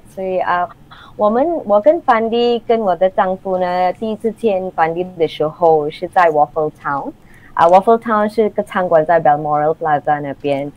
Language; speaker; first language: Chinese; non-native, local second language; English